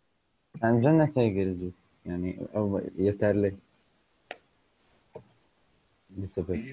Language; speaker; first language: Turkish; non-native, learner; Arabic